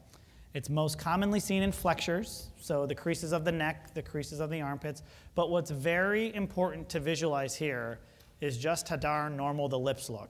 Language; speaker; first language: English; native; English